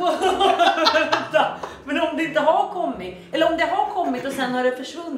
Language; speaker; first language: Swedish; native; Swedish